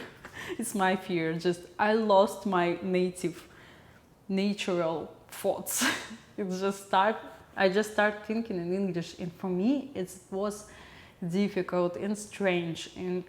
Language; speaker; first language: English; non-native, learner; Russian